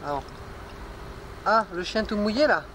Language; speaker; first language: French; native; French